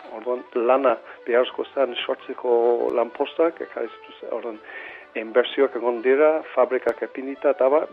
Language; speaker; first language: Basque; non-native, fluent; English